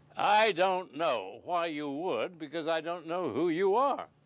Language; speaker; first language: English; native; English